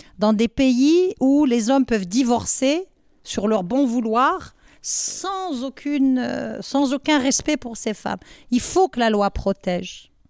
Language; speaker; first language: French; non-native, local second language; Arabic